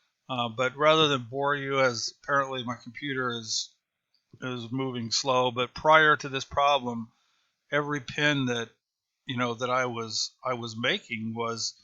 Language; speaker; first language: English; native; English